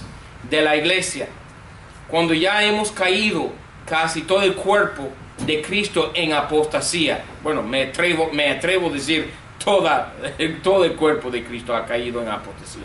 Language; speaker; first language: Spanish; non-native, fluent; English